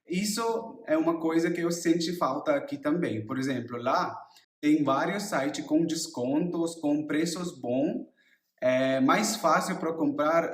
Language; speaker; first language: Portuguese; non-native, learner; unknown